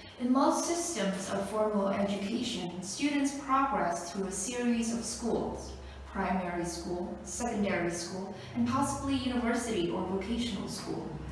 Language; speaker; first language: English; non-native, fluent; Vietnamese